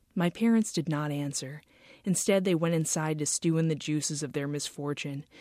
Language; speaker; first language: English; native; English